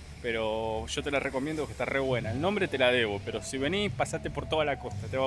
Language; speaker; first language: Spanish; native; Spanish